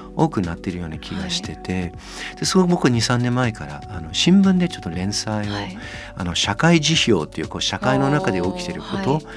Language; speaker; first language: Japanese; non-native, fluent; English